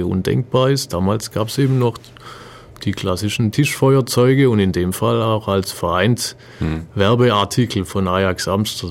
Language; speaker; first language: German; native; German